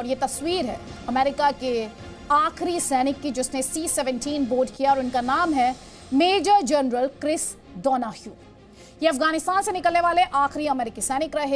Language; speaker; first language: Hindi; native; Hindi